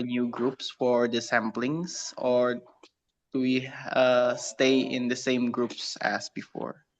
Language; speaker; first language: English; non-native, fluent; Indonesian